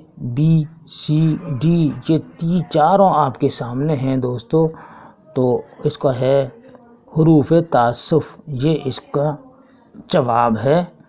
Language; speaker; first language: Urdu; native; Urdu